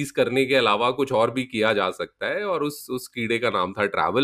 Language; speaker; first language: English; non-native, local second language; Hindi